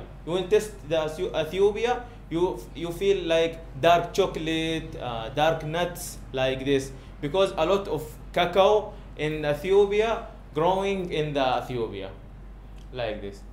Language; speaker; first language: English; non-native, learner; Arabic